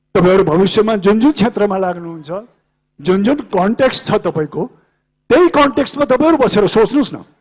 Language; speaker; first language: Nepali; native; Nepali